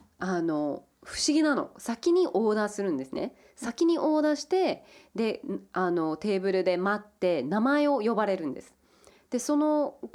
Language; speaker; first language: Japanese; early bilingual, heritage; English